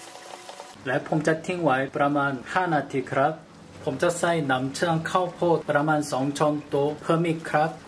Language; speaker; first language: Thai; non-native, learner; Korean